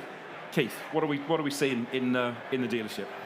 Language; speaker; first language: English; native; English